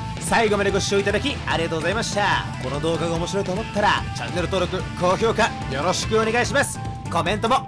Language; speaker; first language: Japanese; native; Japanese